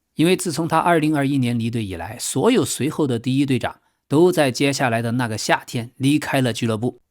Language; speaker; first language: Chinese; native; Chinese